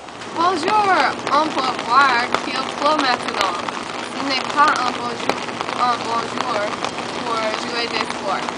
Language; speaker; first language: French; non-native, learner; English